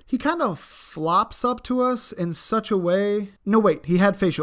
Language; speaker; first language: English; native; English